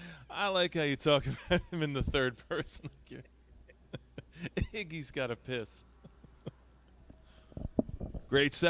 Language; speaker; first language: English; native; English